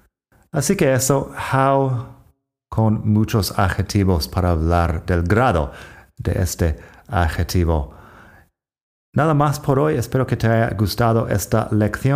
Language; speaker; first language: Spanish; non-native, fluent; English